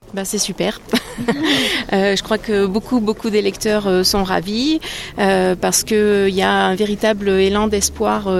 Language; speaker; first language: French; native; French